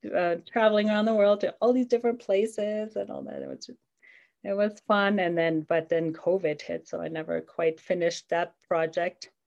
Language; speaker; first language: English; non-native, fluent; German